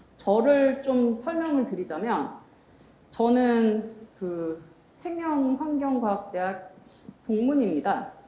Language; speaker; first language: Korean; native; Korean